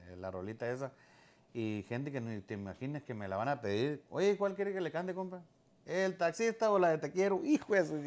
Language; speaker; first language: Spanish; native; Spanish